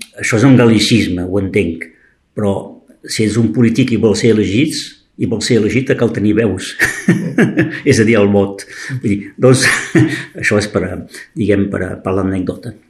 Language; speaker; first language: Catalan; native; Catalan